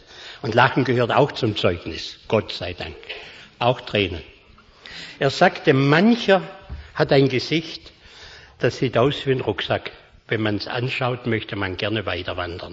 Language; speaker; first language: German; native; German